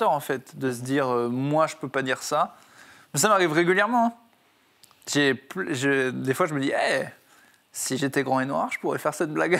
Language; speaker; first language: French; native; French